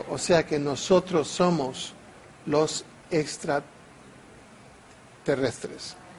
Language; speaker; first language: Spanish; non-native, fluent; English